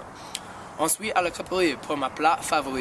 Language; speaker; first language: French; non-native, learner; English